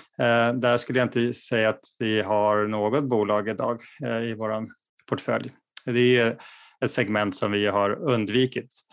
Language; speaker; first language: Swedish; native; Swedish